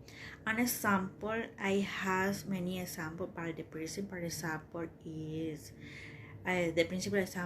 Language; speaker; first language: English; non-native, learner; Spanish